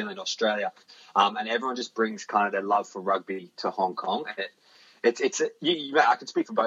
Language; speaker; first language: English; native; English